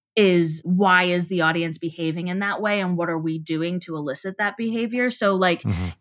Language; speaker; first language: English; native; English